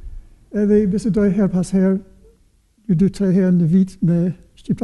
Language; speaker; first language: Albanian; non-native, learner; English